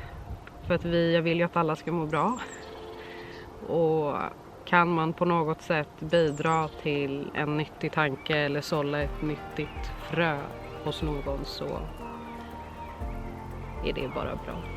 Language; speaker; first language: Swedish; native; Swedish